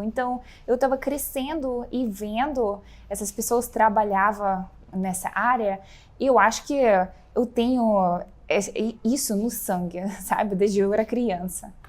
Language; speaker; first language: Portuguese; non-native, fluent; Russian